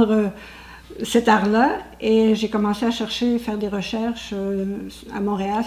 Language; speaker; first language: French; native; French